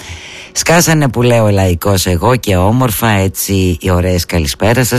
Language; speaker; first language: Greek; native; Greek